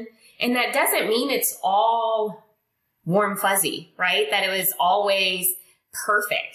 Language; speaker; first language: English; non-native, fluent; Indonesian